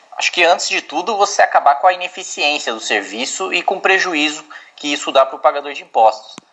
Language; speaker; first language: Portuguese; native; Portuguese